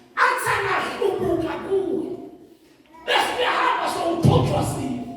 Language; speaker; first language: Zulu; non-native, local second language; Swati